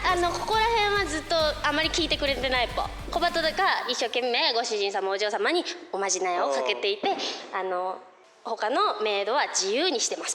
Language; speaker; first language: Japanese; native; Japanese